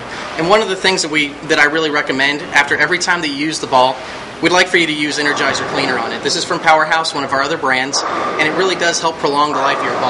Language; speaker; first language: English; native; English